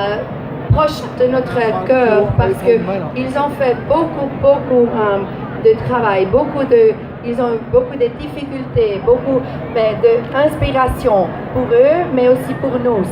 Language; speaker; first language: French; non-native, learner; English